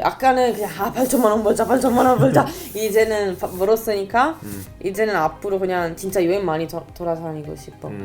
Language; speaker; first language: Korean; non-native, fluent; Italian